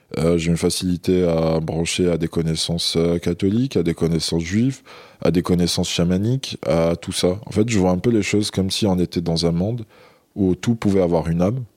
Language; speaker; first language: French; non-native, local second language; Arabic